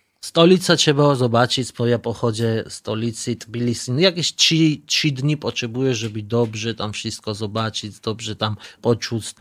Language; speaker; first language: Polish; non-native, learner; Georgian